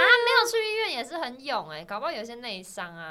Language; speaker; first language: Chinese; native; Chinese